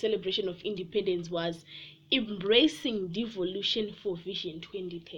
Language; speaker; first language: English; non-native, local second language; Shona